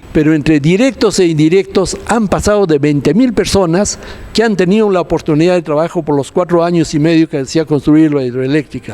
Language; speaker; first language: Spanish; native; Spanish